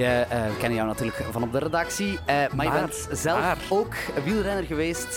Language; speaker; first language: Dutch; native; Dutch